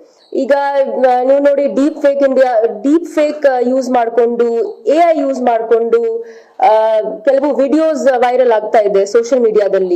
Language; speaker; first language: Kannada; non-native, fluent; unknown